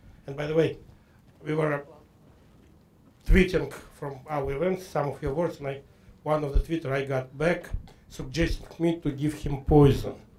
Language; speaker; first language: English; non-native, fluent; Russian